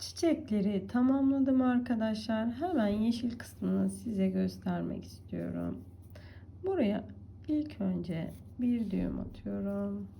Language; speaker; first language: Turkish; native; Turkish